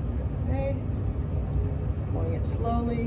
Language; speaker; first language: English; native; English